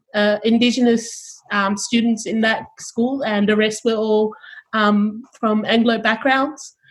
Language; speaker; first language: English; early bilingual, other home language; Tongan